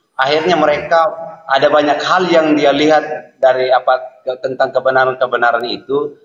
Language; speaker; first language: Indonesian; native; Indonesian